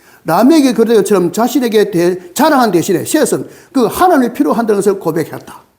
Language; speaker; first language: Korean; native; Korean